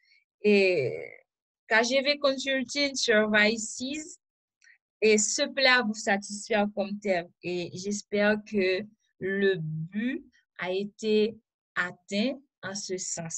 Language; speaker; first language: French; non-native, local second language; Haitian Creole